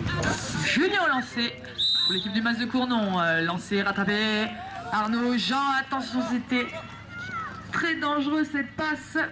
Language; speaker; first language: French; native; French